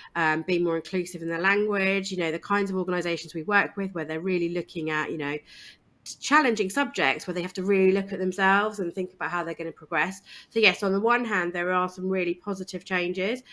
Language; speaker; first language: English; native; English